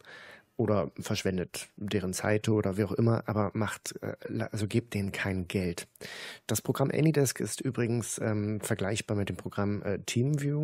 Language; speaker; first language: German; native; German